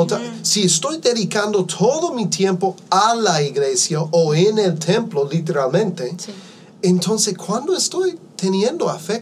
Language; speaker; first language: Spanish; non-native, fluent; English